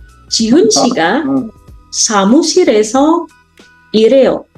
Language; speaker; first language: Korean; non-native, fluent; Indonesian